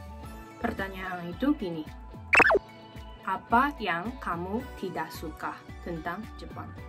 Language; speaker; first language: Indonesian; non-native, fluent; Japanese